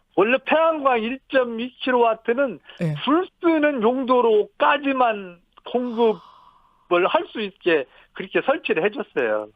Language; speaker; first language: Korean; native; Korean